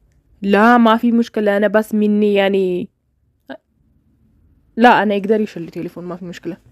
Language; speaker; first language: Arabic; non-native, learner; Oromo